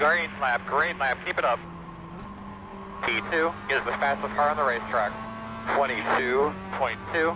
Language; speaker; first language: English; native; English